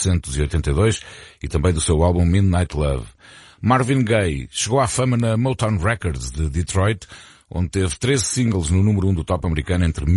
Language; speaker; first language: Portuguese; native; Portuguese